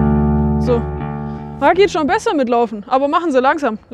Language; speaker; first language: German; native; German